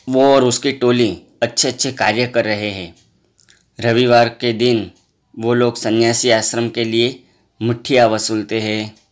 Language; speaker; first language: Hindi; non-native, local second language; Gujarati